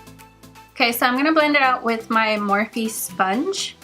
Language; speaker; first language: English; native; English